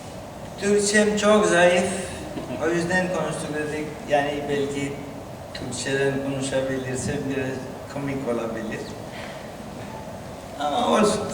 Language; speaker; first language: Turkish; non-native, learner; Spanish